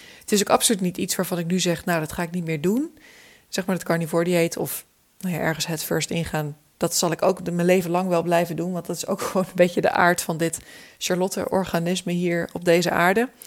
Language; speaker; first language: Dutch; native; Dutch